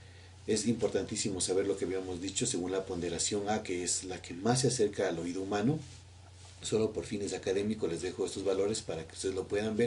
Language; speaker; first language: Spanish; native; Spanish